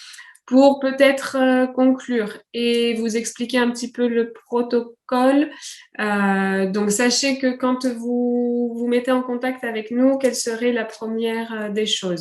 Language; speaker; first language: French; native; French